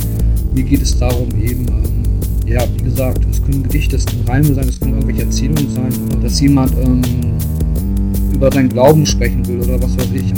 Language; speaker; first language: German; native; German